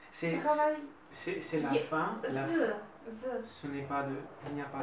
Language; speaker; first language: French; non-native, fluent; Russian